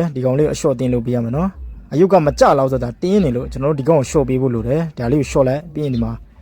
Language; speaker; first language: Burmese; native; Burmese